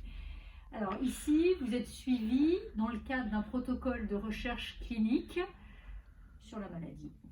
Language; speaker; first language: French; native; French